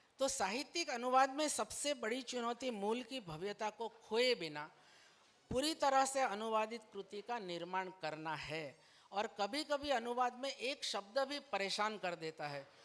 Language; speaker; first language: Hindi; non-native, local second language; Bangla